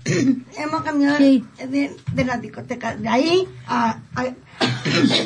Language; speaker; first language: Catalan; non-native, learner; Spanish